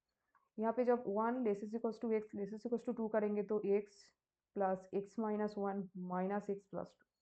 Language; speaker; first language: Hindi; native; Hindi